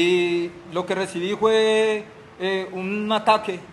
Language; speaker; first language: Spanish; native; Spanish